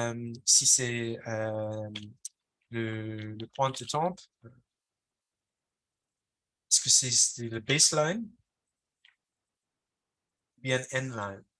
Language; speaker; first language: French; non-native, fluent; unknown